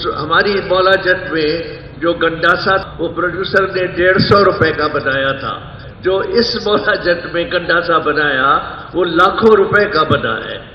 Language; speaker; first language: Urdu; non-native, local second language; Sindhi